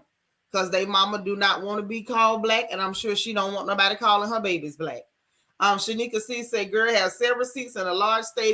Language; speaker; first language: English; native; English